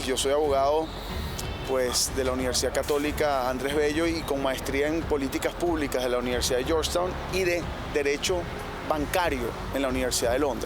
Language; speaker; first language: Spanish; native; Spanish